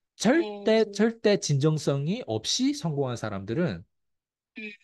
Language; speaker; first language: Korean; early bilingual, heritage; Korean